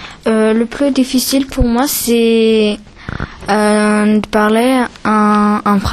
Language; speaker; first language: French; non-native, learner; Russian